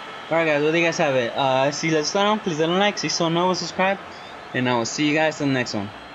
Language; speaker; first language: English; early bilingual, other home language; Spanish